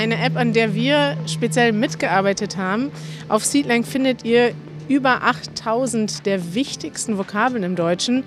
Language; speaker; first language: German; native; German